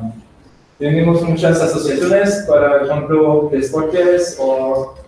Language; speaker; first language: Spanish; non-native, learner; French